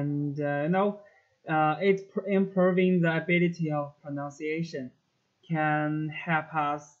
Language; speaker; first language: English; non-native, learner; Chinese